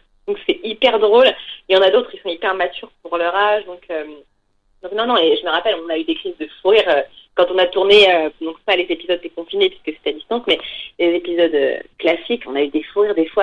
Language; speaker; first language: French; native; French